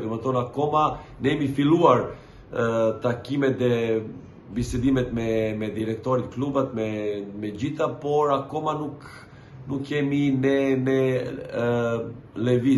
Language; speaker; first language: Albanian; non-native, learner; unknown